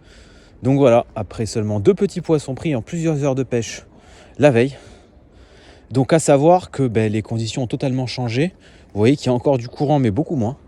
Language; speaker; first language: French; native; French